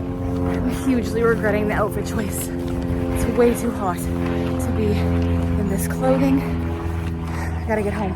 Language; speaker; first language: English; native; English